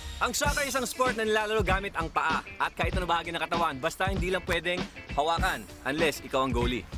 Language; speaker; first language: Filipino; native; Filipino